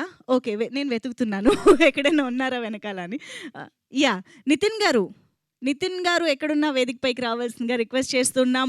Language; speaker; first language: Telugu; native; Telugu